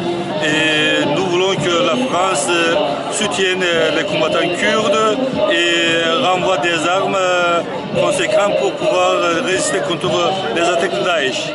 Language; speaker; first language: French; non-native, learner; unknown